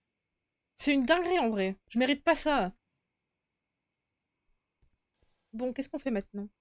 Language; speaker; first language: French; native; French